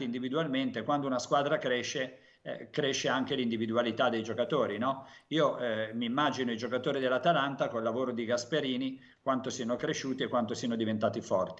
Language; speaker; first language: Italian; native; Italian